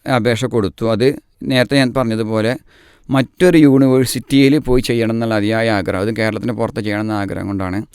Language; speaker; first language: Malayalam; native; Malayalam